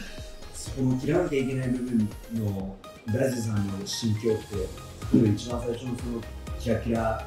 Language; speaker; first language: Japanese; native; Japanese